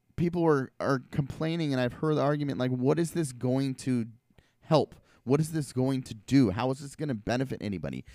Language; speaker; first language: English; native; English